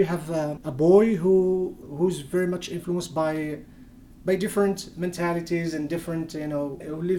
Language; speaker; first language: English; non-native, fluent; Berber languages